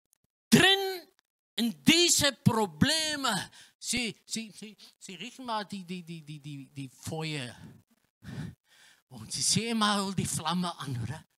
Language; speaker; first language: German; non-native, learner; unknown